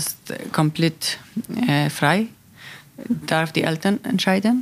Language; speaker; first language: German; non-native, learner; Persian